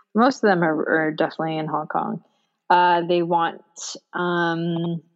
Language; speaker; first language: English; non-native, local second language; Cantonese